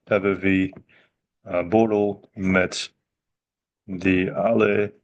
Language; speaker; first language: Dutch; non-native, learner; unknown